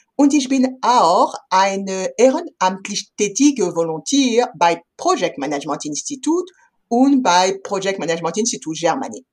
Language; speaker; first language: German; non-native, fluent; French